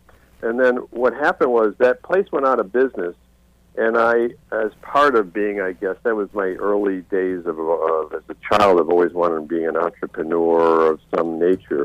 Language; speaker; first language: English; native; English